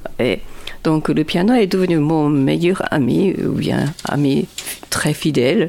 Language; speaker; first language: French; non-native, fluent; Japanese